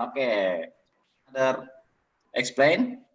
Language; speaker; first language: English; non-native, learner; Indonesian